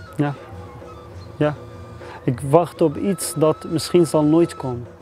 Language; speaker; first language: Dutch; non-native, learner; Kurdish